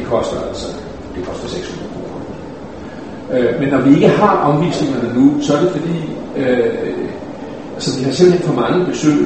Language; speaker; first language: Danish; native; Danish